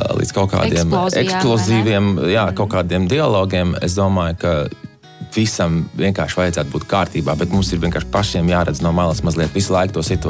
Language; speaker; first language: Latvian; native; Latvian